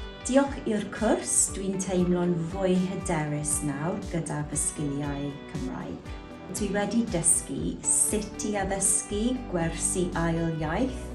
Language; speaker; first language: Welsh; non-native, local second language; English